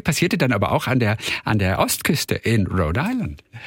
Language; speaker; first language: German; native; German